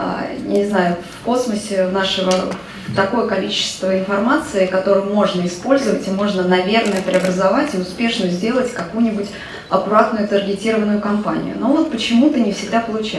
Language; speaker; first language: Russian; native; Russian